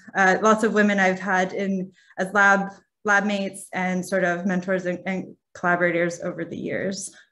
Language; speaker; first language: English; native; English